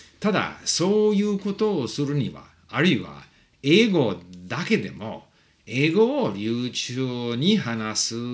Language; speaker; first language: Japanese; non-native, fluent; English